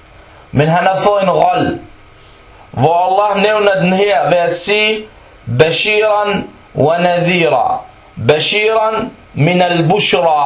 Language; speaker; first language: Danish; non-native, fluent; Arabic